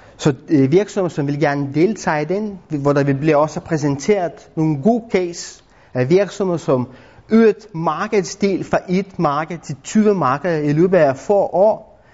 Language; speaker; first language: Danish; non-native, fluent; Lithuanian